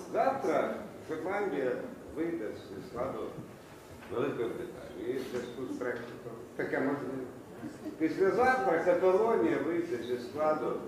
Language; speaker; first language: Ukrainian; non-native, local second language; Russian